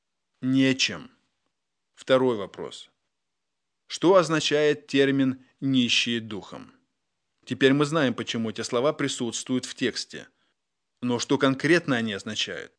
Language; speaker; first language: Russian; native; Russian